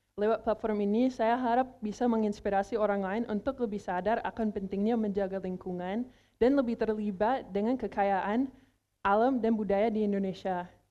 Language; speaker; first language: Indonesian; non-native, fluent; English